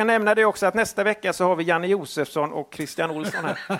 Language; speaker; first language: Swedish; native; Swedish